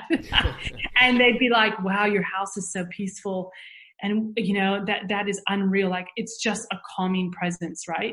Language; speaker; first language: English; native; English